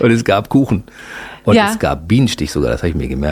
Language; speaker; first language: German; native; German